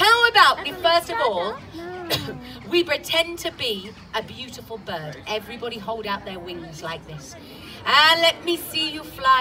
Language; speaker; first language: English; native; English